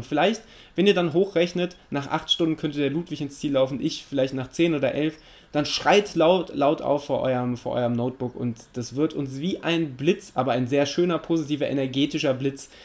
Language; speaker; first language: German; native; German